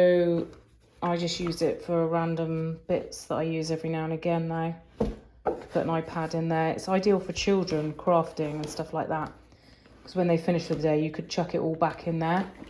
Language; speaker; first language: English; native; English